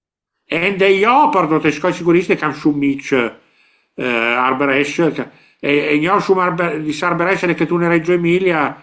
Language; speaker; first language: Albanian; non-native, learner; Italian